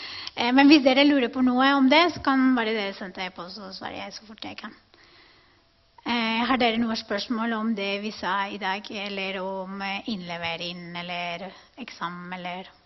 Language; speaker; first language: Norwegian; non-native, fluent; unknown